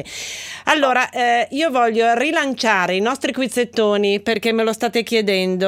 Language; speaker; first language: Italian; native; Italian